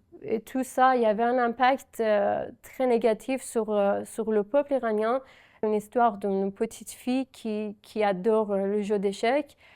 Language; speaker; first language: French; non-native, fluent; Persian